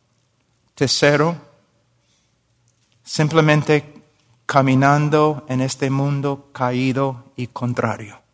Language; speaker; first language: Spanish; non-native, fluent; English